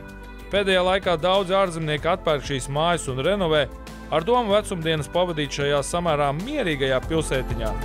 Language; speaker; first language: Latvian; native; Latvian